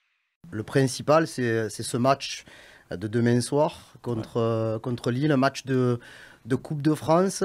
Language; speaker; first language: French; native; French